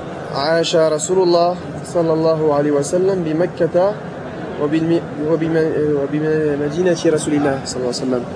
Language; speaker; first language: Arabic; non-native, learner; French